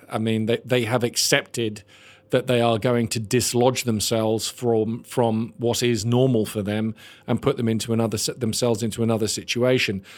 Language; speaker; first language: English; native; English